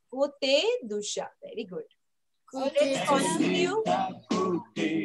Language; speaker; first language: English; non-native, local second language; Hindi